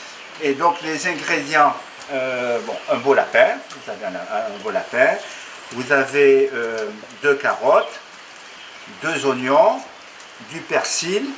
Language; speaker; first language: French; native; French